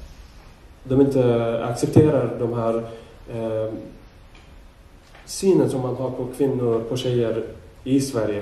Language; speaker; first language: Swedish; non-native, fluent; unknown